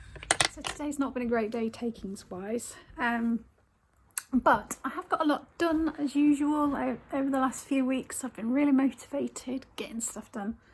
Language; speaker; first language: English; native; English